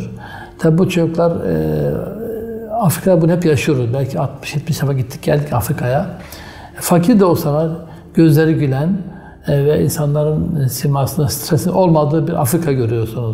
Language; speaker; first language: Turkish; native; Turkish